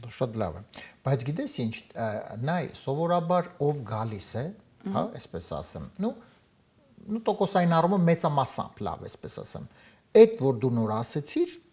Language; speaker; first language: Armenian; native; Armenian